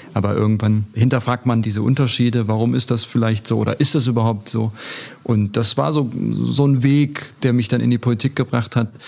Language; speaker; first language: German; early bilingual, other home language; Turkish